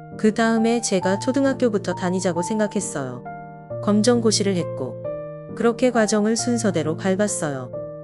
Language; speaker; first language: Korean; non-native, fluent; Vietnamese